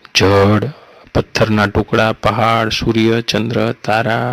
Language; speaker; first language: Hindi; non-native, local second language; Gujarati